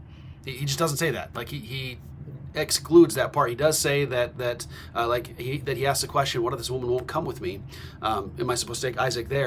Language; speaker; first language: English; native; English